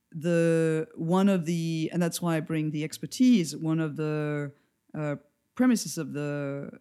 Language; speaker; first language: English; non-native, fluent; French